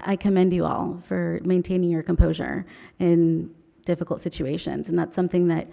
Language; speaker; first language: English; native; English